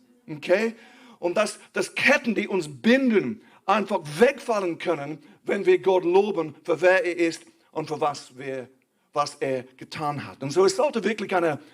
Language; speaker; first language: German; non-native, fluent; English